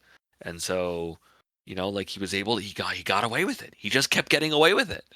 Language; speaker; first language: English; native; English